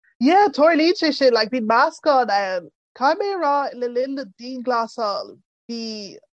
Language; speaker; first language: Irish; early bilingual, other home language; English